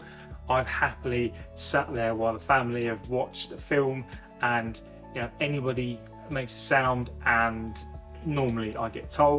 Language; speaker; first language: English; native; English